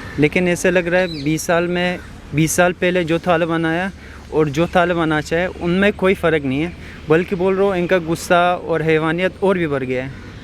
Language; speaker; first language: Hindi; non-native, fluent; Persian